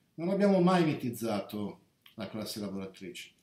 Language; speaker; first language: Italian; native; Italian